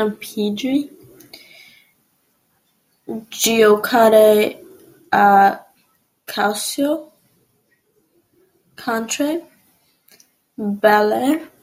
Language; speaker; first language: Italian; non-native, learner; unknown